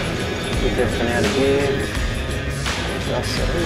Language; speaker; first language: English; native; English